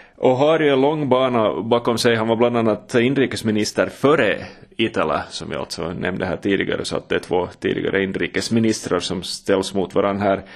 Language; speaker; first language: Swedish; native; Swedish